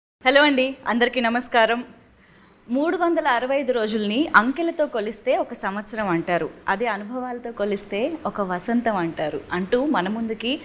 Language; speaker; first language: Telugu; native; Telugu